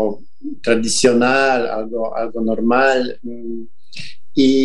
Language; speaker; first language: Spanish; non-native, fluent; Polish